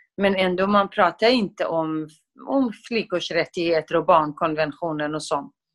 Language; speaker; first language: Swedish; non-native, fluent; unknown